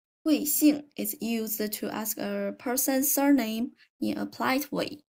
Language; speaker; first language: English; non-native, fluent; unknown